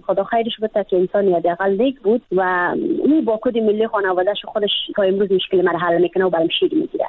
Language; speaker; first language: Persian; native; Persian